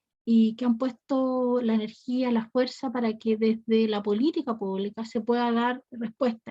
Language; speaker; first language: Spanish; native; Spanish